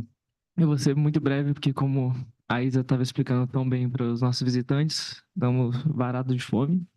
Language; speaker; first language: Portuguese; native; Portuguese